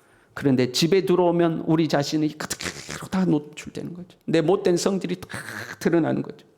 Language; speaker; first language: Korean; native; Korean